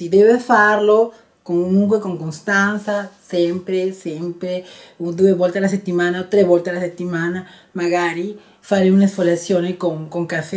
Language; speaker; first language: Italian; non-native, learner; Spanish